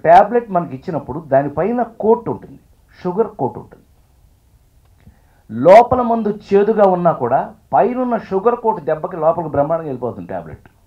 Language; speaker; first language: Telugu; native; Telugu